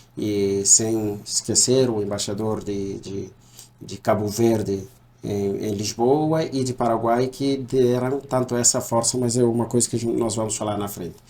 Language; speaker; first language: Portuguese; non-native, local second language; Upper Guinea Crioulo